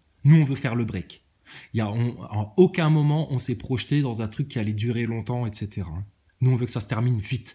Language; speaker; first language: French; native; French